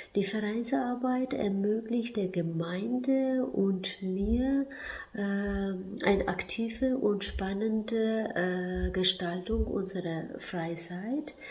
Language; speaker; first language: German; non-native, fluent; Turkish